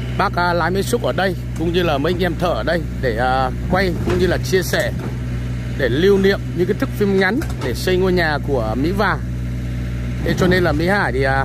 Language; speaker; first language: Vietnamese; non-native, local second language; Hmong